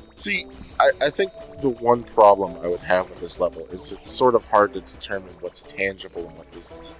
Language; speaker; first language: English; native; English